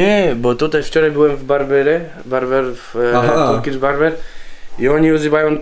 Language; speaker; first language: Polish; non-native, learner; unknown